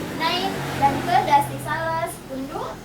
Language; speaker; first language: German; non-native, learner; Indonesian